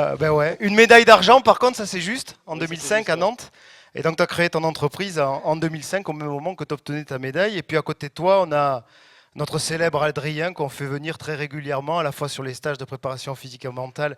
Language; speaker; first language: French; native; French